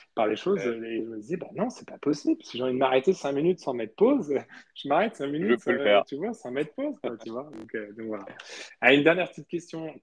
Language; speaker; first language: French; early bilingual, other home language; Spanish